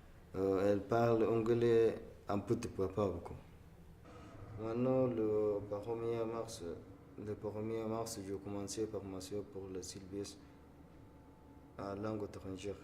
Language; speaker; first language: French; non-native, learner; Arabic